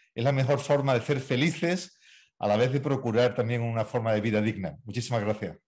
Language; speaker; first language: Spanish; native; Spanish